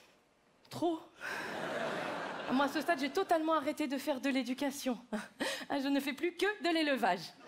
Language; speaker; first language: French; native; French